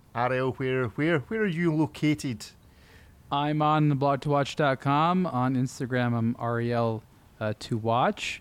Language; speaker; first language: English; native; English